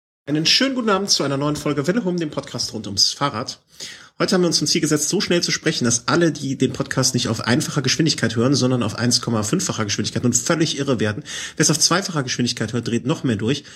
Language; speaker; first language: German; native; German